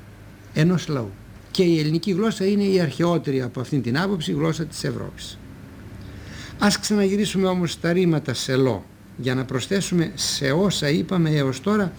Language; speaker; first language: Greek; native; Greek